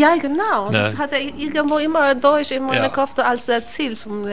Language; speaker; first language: German; non-native, learner; Spanish